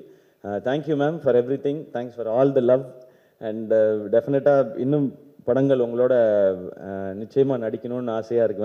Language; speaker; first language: Tamil; native; Tamil